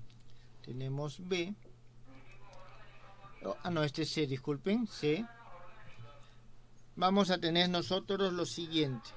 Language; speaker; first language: Spanish; native; Spanish